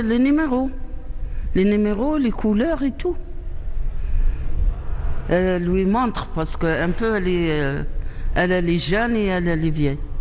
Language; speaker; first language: French; non-native, learner; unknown